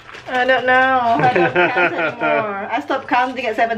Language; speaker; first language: English; non-native, fluent; Indonesian